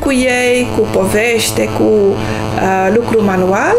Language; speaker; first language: Romanian; non-native, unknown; Dutch